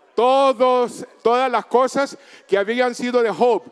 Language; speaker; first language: Spanish; early bilingual, heritage; Spanish